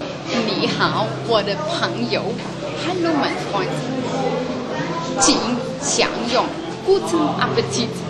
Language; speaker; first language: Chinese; non-native, learner; German